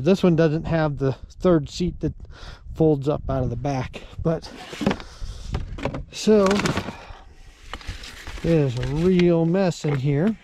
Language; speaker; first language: English; native; English